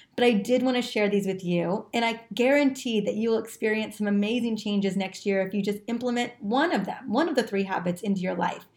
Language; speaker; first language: English; native; English